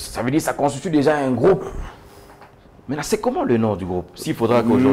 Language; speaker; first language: French; non-native, local second language; Swahili